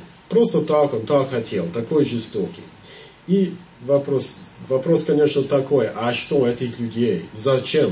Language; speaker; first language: Russian; non-native, fluent; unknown